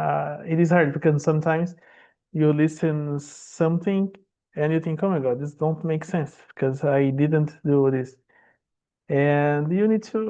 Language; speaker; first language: English; non-native, learner; Portuguese